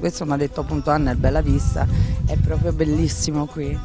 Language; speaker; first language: Italian; native; Italian